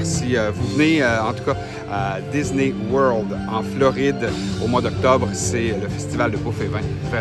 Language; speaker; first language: French; native; French